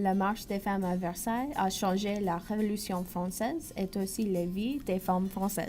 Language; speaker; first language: French; non-native, learner; English